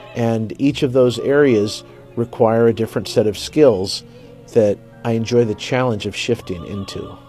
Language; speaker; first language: English; native; English